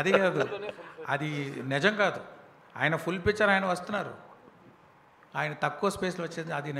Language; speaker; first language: Telugu; non-native, local second language; Tamil